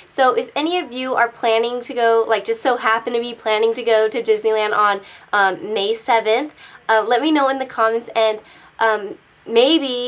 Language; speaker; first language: English; native; English